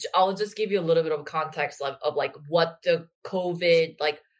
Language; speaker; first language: English; non-native, fluent; Korean